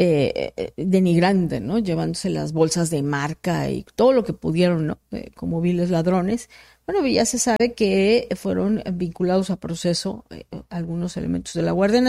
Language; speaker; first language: Spanish; native; Spanish